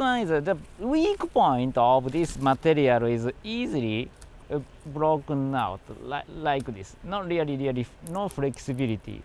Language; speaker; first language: English; non-native, learner; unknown